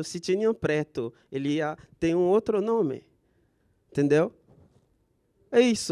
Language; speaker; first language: Portuguese; non-native, fluent; Haitian Creole